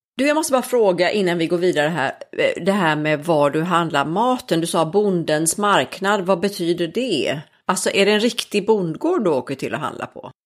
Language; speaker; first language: Swedish; native; Swedish